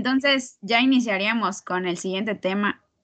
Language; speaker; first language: Spanish; native; Spanish